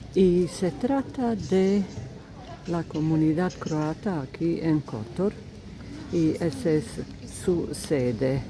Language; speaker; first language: Spanish; non-native, fluent; Croatian